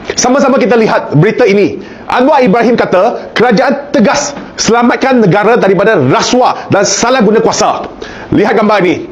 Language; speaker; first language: Malay; non-native, local second language; Chinese